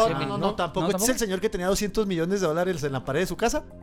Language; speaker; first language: Spanish; native; Spanish